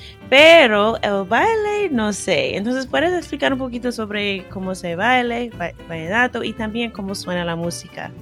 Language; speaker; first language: Spanish; non-native, fluent; English